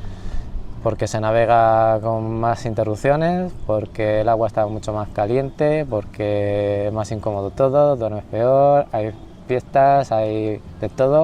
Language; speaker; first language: Spanish; native; Spanish